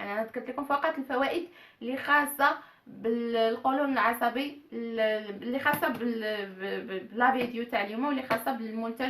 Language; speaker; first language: Arabic; native; Arabic